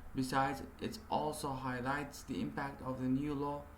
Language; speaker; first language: English; non-native, fluent; Arabic